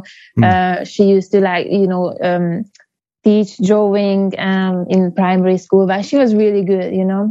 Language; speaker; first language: English; non-native, fluent; Hungarian